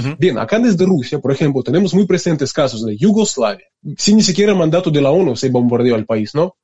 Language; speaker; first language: Spanish; non-native, fluent; Russian